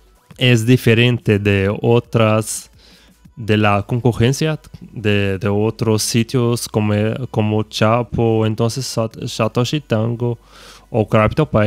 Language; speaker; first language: Spanish; non-native, fluent; Portuguese